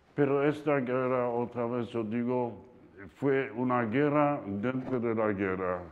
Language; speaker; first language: Spanish; non-native, fluent; Polish